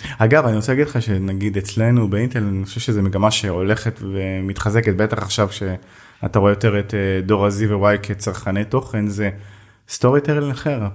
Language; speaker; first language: Hebrew; native; Hebrew